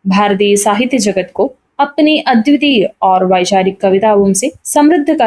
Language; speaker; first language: Hindi; non-native, local second language; Malayalam